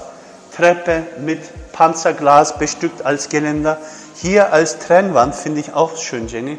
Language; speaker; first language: German; non-native, fluent; Turkish